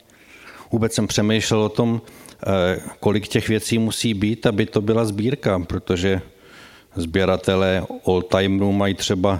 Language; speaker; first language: Czech; native; Czech